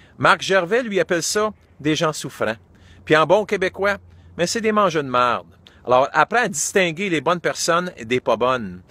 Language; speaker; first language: French; native; French